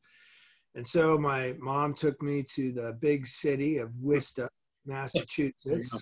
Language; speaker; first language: English; native; English